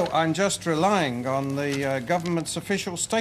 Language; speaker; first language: English; native; English